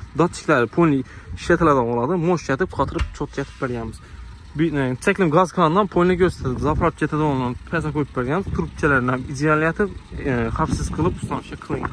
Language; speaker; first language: Uzbek; native; Uzbek